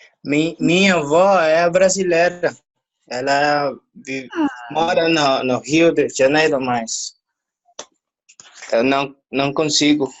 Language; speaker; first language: Portuguese; non-native, learner; Spanish